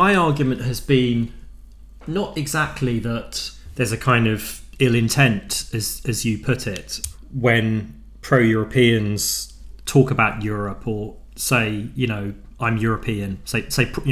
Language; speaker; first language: English; native; English